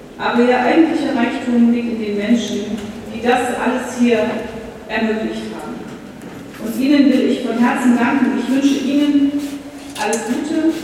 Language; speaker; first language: German; native; German